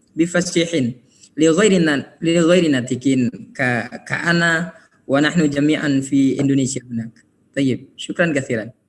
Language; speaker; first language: Arabic; non-native, learner; Indonesian